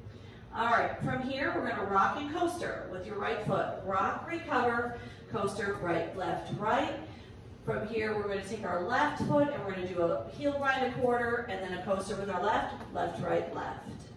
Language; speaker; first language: English; native; English